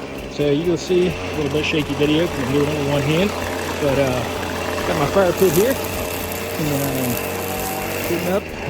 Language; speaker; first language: English; native; English